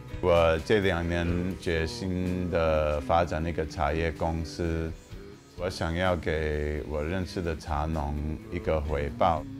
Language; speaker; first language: Chinese; non-native, fluent; English